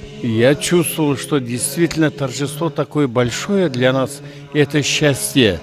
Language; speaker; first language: Russian; non-native, local second language; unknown